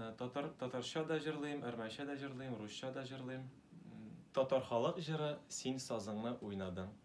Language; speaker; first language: Tatar; early bilingual, other home language; Armenian